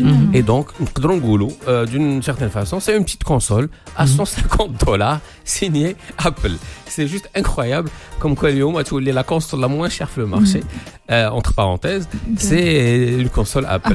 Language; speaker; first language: French; non-native, local second language; Arabic